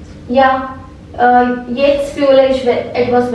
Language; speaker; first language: German; non-native, learner; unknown